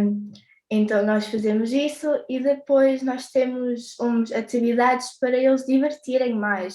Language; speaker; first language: Portuguese; early bilingual, heritage; English